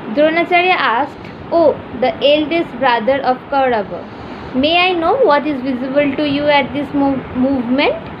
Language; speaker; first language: English; non-native, local second language; Bangla